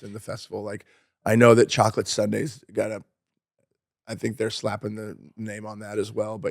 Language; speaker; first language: English; native; English